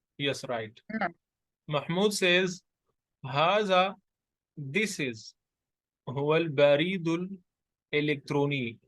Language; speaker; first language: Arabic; non-native, fluent; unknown